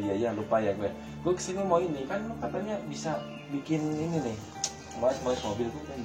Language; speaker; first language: Indonesian; native; Indonesian